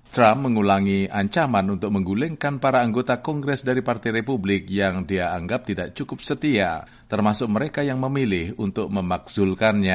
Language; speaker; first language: Indonesian; native; Indonesian